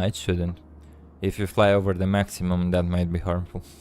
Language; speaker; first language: English; non-native, fluent; Romanian